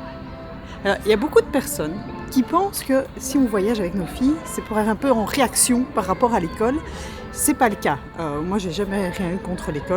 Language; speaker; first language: French; native; French